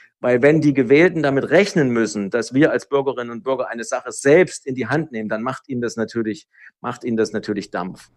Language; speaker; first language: German; native; German